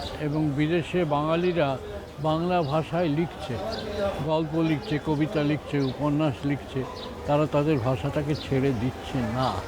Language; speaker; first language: Bangla; native; Bangla